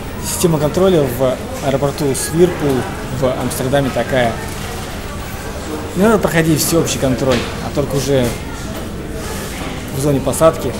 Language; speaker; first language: Russian; native; Russian